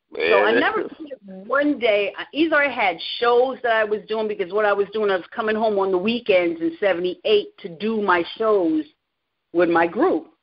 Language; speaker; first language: English; native; English